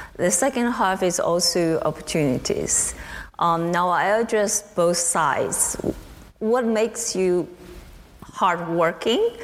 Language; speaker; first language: English; non-native, fluent; Chinese